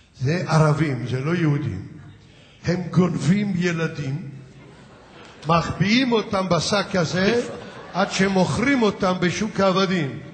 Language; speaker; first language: Hebrew; early bilingual, other home language; Yiddish